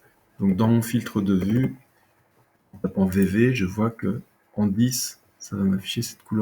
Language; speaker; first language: French; native; French